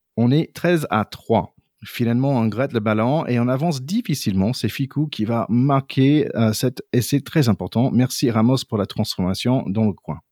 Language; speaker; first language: French; non-native, fluent; English